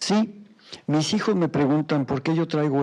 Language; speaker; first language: Spanish; native; Spanish